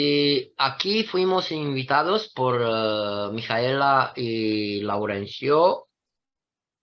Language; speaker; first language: Spanish; non-native, fluent; Romanian